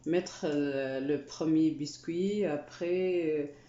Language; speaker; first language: French; non-native, local second language; Arabic